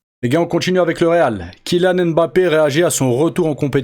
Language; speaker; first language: French; native; French